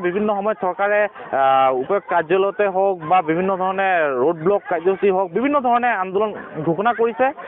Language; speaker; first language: Assamese; non-native, local second language; Sadri